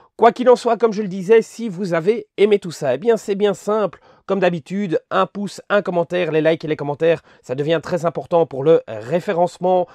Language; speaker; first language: French; native; French